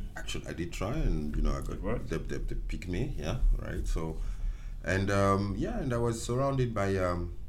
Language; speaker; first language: English; non-native, local second language; French